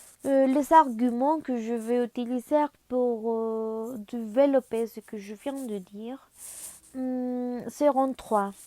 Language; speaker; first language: French; non-native, learner; Spanish